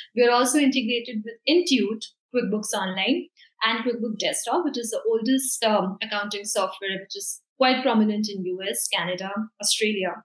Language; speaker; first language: English; non-native, local second language; Hindi